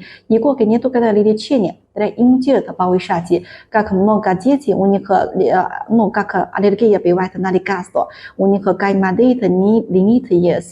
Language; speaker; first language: Russian; non-native, learner; Chinese